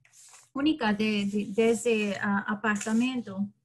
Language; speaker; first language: Portuguese; non-native, learner; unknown